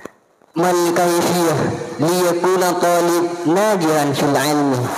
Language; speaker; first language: Arabic; non-native, learner; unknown